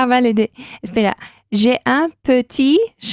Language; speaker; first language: French; non-native, learner; Spanish